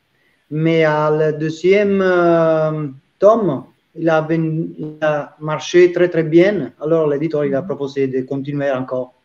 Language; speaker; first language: French; non-native, learner; Italian